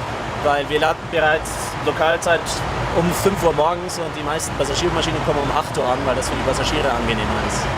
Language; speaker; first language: German; native; German